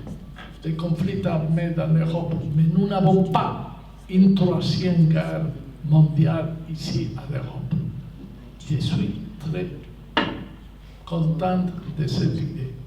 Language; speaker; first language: French; non-native, fluent; Spanish